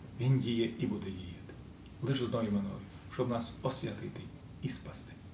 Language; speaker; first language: Ukrainian; native; Ukrainian